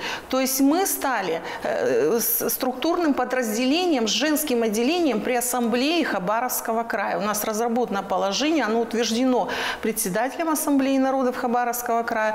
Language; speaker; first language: Russian; native; Russian